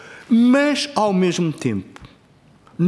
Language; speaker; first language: Portuguese; native; Portuguese